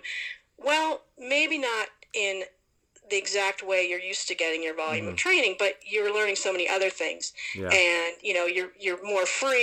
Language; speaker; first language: English; native; English